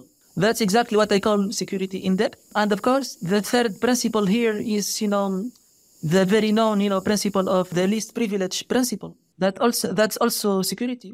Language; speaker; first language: English; non-native, fluent; Arabic